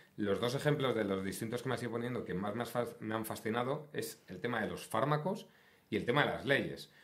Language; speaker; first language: Spanish; native; Spanish